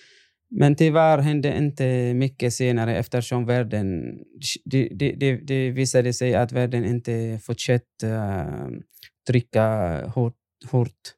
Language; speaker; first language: Swedish; non-native, fluent; Arabic